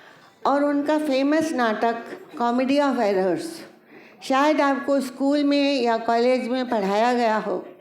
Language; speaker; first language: Hindi; native; Hindi